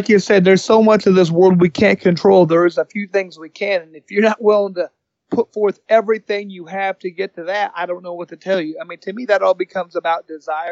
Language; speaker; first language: English; native; English